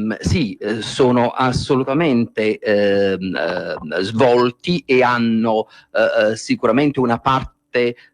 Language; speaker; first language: Italian; native; Italian